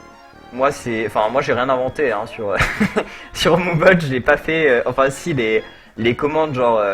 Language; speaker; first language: French; native; French